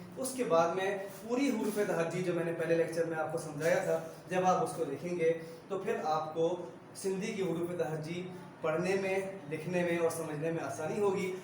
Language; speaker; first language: Urdu; native; Urdu